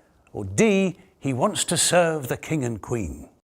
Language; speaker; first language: English; native; English